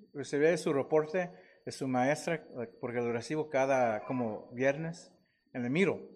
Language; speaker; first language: Spanish; non-native, fluent; English